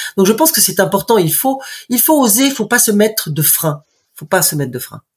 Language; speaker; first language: French; native; French